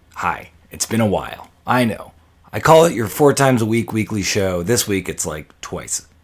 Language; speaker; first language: English; native; English